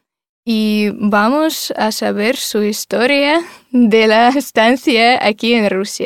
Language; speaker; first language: Spanish; non-native, fluent; Russian